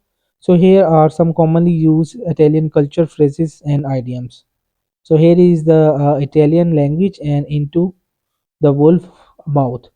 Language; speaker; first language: English; non-native, local second language; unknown